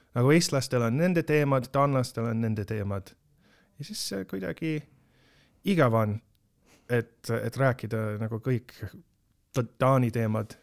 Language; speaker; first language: Estonian; non-native, fluent; English